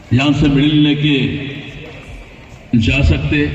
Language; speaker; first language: Hindi; non-native, local second language; Telugu